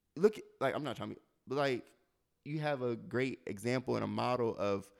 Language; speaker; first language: English; native; English